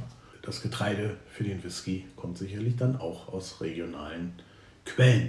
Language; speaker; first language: German; native; German